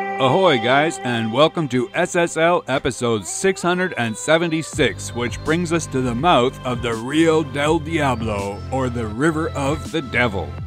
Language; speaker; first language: English; native; English